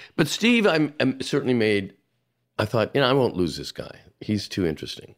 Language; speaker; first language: English; native; English